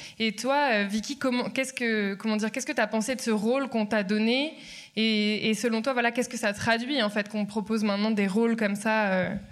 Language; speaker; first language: French; native; French